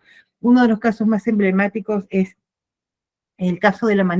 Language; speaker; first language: Spanish; native; Spanish